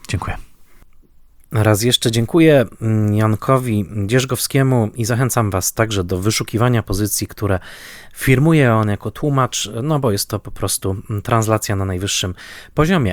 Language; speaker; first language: Polish; native; Polish